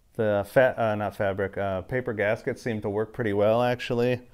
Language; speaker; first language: English; native; English